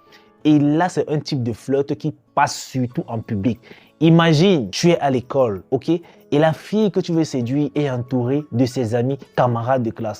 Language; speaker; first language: French; native; French